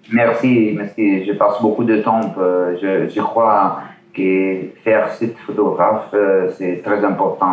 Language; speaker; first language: French; non-native, learner; Italian